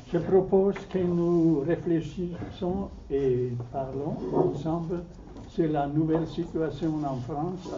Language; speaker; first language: French; non-native, fluent; German